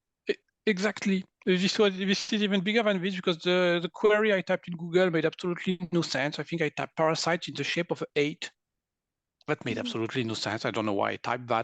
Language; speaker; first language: English; non-native, fluent; French